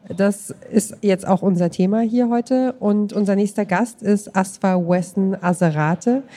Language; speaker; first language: German; native; German